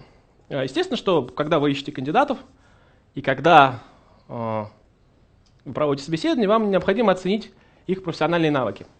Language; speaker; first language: Russian; native; Russian